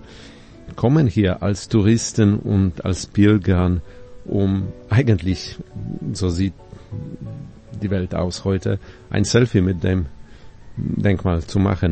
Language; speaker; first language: German; non-native, fluent; Polish